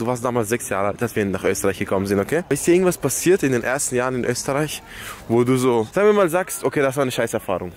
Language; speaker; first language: German; early bilingual, other home language; Persian